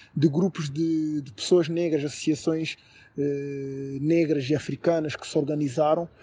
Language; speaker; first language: Portuguese; native; Portuguese